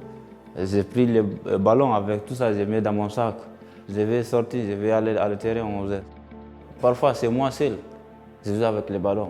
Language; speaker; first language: French; non-native, learner; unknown